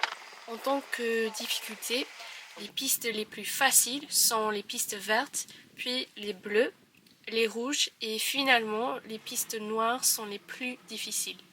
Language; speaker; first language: French; non-native, fluent; English